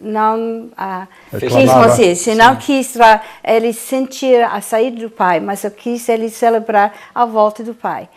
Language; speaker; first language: Portuguese; non-native, fluent; English